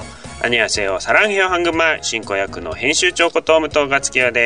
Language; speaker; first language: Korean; non-native, learner; Japanese